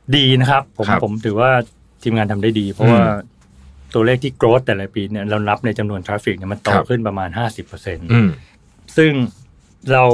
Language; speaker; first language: Thai; native; Thai